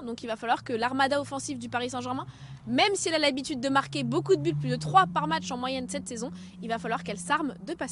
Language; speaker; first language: French; native; French